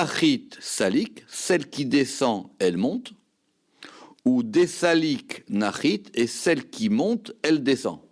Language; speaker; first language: French; native; French